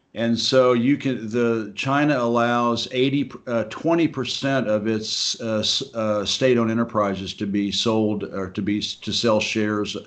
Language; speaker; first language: English; native; English